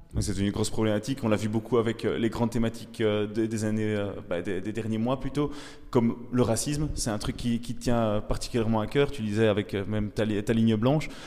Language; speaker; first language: French; native; French